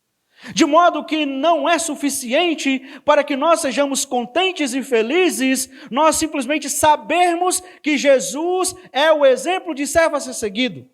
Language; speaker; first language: Portuguese; native; Portuguese